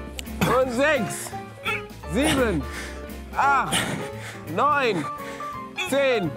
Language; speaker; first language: German; native; German